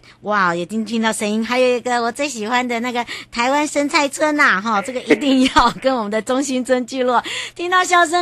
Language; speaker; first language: Chinese; native; Chinese